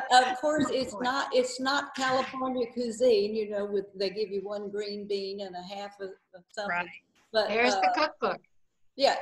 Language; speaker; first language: English; native; English